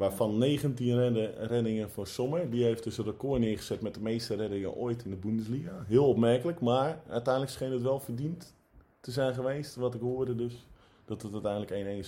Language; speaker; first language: Dutch; native; Dutch